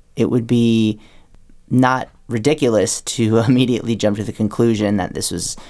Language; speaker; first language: English; native; English